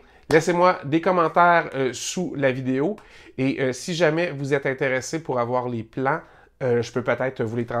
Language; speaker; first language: French; native; French